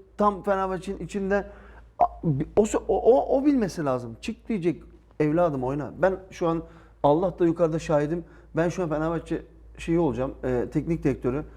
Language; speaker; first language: Turkish; early bilingual, heritage; Turkish